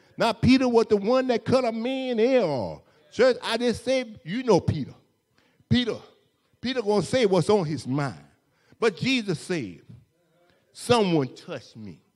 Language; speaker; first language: English; native; English